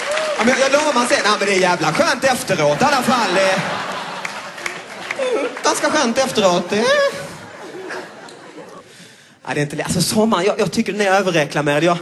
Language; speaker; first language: Swedish; native; Swedish